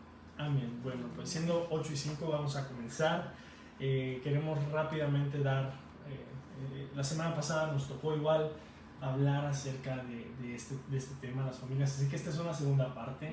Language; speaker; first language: Spanish; native; Spanish